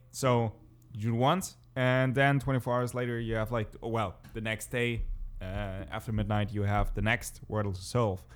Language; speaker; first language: English; non-native, fluent; German